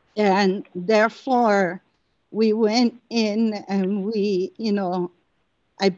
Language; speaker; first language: English; native; English